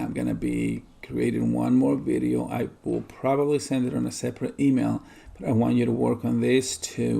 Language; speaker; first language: English; native; English